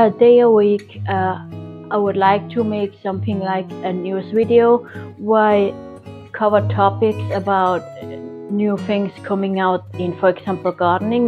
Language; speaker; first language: English; non-native, fluent; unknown